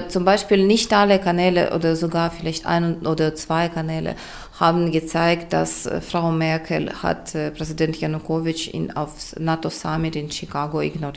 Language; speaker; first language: German; non-native, fluent; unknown